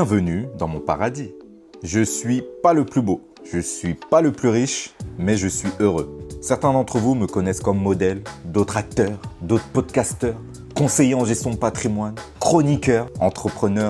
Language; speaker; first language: French; native; French